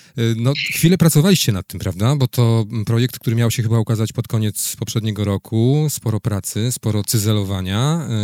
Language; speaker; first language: Polish; native; Polish